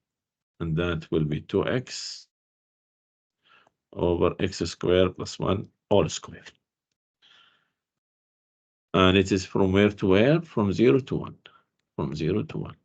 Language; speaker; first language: English; non-native, fluent; Arabic